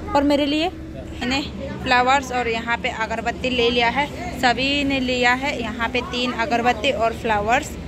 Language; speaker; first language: Hindi; non-native, local second language; Chakma